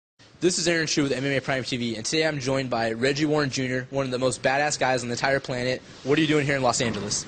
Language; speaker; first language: English; native; English